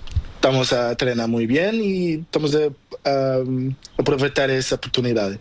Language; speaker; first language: Spanish; non-native, learner; Portuguese